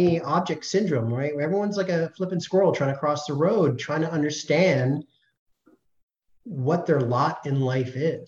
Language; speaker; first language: English; native; English